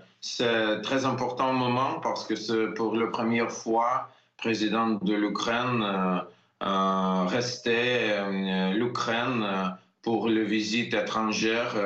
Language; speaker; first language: French; non-native, learner; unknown